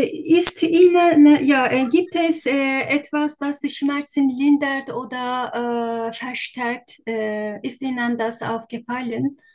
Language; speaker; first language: German; non-native, learner; Turkish